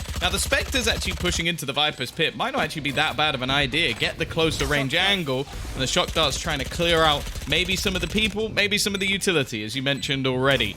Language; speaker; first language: English; native; English